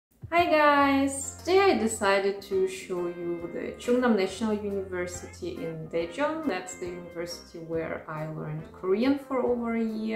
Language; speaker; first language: English; non-native, fluent; German